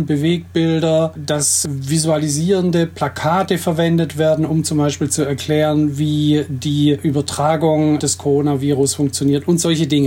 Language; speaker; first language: German; native; German